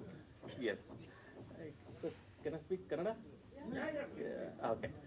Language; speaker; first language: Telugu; non-native, learner; Kannada